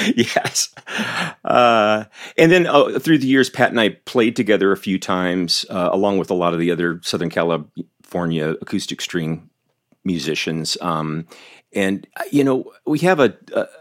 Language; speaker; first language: English; native; English